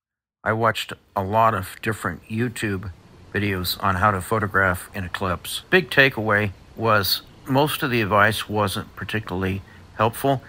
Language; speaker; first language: English; native; English